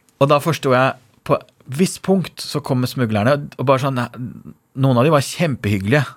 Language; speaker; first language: Norwegian; non-native, fluent; Persian